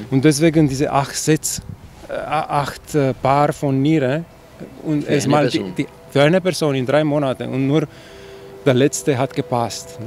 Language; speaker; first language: German; non-native, fluent; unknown